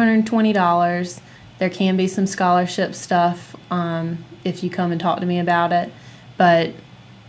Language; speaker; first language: English; native; English